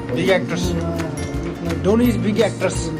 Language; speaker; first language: English; non-native, learner; Nepali